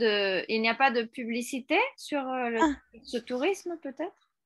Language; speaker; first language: French; non-native, fluent; Spanish